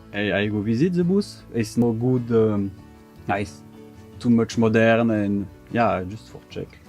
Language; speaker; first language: English; non-native, learner; French